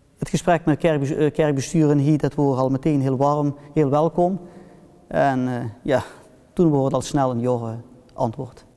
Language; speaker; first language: Dutch; early bilingual, heritage; Dutch